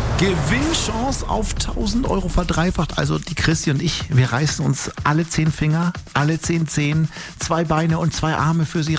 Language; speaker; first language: German; native; German